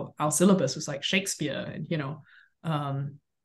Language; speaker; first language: English; native; English